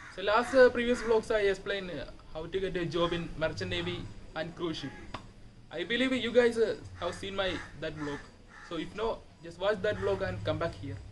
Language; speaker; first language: English; non-native, local second language; Malayalam